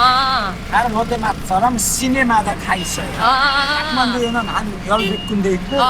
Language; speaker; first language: Korean; non-native, fluent; Nepali